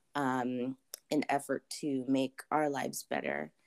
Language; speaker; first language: English; early bilingual, other home language; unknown